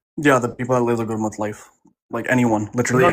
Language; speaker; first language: English; early bilingual, heritage; Punjabi